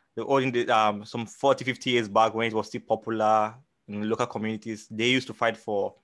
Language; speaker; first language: English; non-native, local second language; Hausa